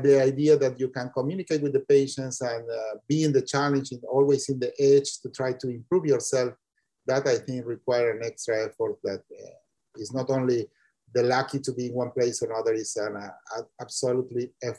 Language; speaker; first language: English; non-native, fluent; Spanish